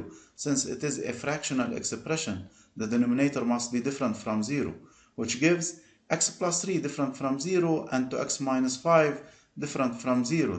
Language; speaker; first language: English; non-native, local second language; Arabic